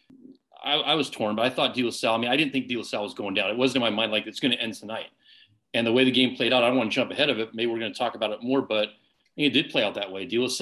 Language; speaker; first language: English; native; English